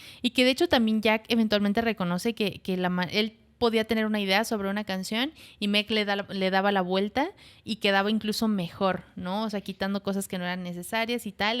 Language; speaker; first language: Spanish; native; Spanish